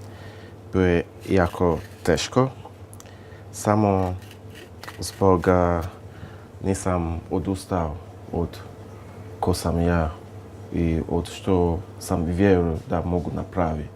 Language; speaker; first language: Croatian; non-native, learner; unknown